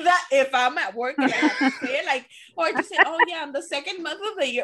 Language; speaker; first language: English; early bilingual, other home language; Spanish